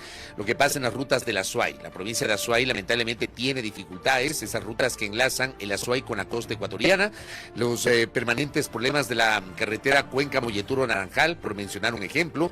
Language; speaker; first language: Spanish; native; Spanish